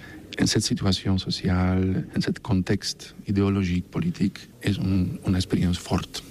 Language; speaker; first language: French; non-native, learner; Polish